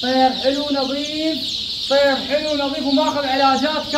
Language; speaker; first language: Arabic; native; Arabic